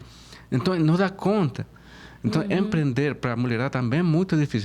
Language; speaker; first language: Portuguese; non-native, fluent; Spanish